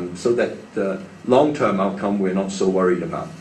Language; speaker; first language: English; non-native, local second language; Cantonese